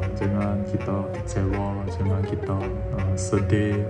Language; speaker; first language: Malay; non-native, local second language; Chinese